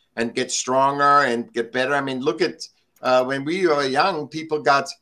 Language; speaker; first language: English; non-native, fluent; German